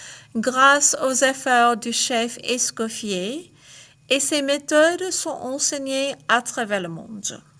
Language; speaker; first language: French; non-native, fluent; English